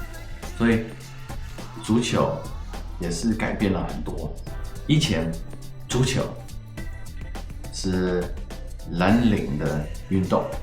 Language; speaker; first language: Chinese; non-native, fluent; Dutch